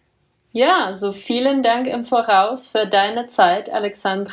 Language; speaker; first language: German; non-native, fluent; Czech